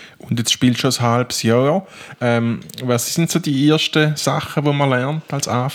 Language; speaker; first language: German; native; German